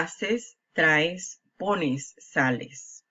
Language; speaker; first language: Spanish; non-native, fluent; English